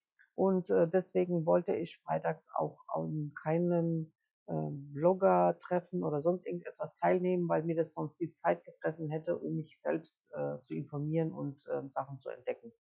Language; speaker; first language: German; native; German